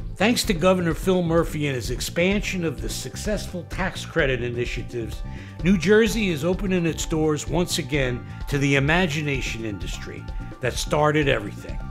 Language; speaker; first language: English; native; English